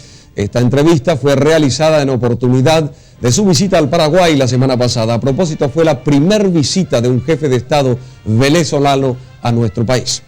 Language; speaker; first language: Spanish; native; Spanish